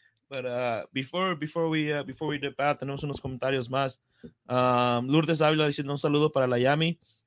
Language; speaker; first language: Spanish; early bilingual, heritage; Spanish